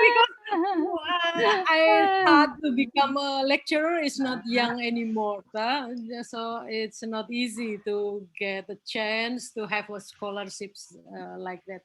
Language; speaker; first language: English; non-native, learner; Indonesian